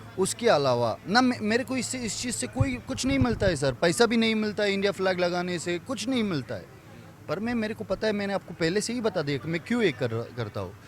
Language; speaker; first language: Hindi; non-native, fluent; Persian